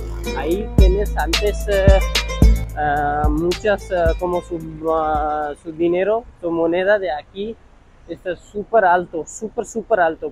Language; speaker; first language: Spanish; non-native, learner; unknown